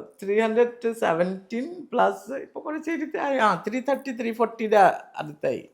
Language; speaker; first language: Malayalam; non-native, learner; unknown